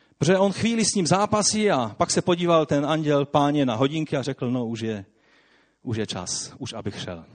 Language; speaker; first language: Czech; non-native, local second language; Polish